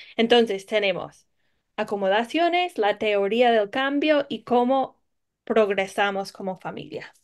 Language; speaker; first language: Spanish; non-native, fluent; English